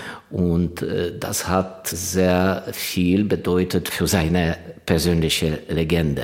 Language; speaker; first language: German; non-native, fluent; Ukrainian